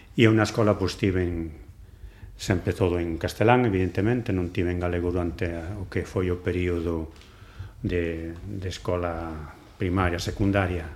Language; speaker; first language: Galician; non-native, local second language; Spanish